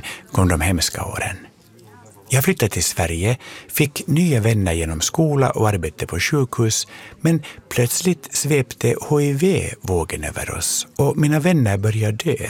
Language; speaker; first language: Swedish; native; Swedish